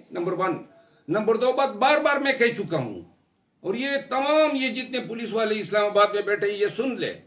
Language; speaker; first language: Urdu; non-native, local second language; Pashto